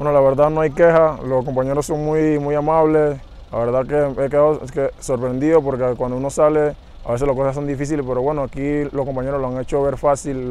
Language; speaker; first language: Spanish; native; Spanish